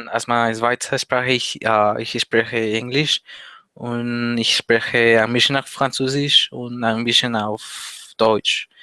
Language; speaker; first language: German; non-native, learner; Spanish